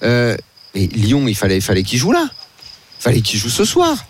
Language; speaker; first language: French; native; French